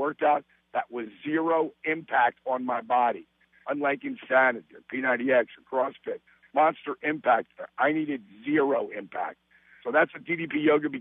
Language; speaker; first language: English; native; English